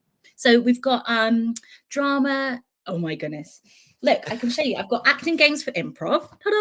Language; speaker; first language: English; native; English